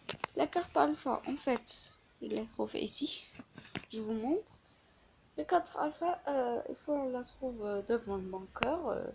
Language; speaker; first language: French; non-native, learner; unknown